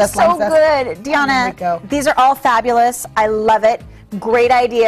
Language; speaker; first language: English; native; English